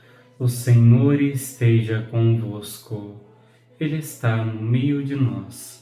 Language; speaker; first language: Portuguese; native; Portuguese